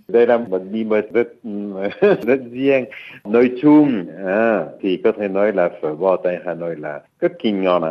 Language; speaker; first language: Vietnamese; non-native, fluent; French